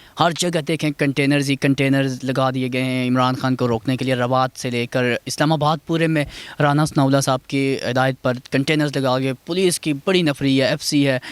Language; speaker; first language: Urdu; native; Urdu